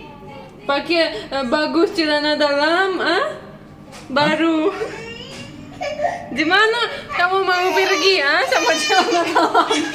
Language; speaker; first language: Indonesian; non-native, learner; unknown